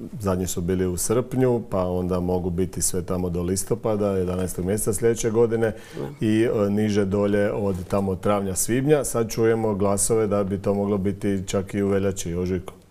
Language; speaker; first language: Croatian; native; Croatian